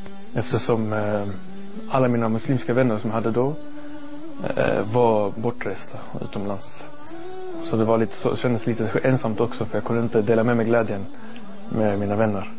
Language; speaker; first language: Swedish; non-native, learner; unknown